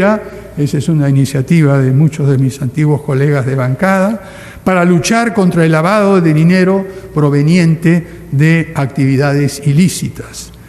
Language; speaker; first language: Spanish; native; Spanish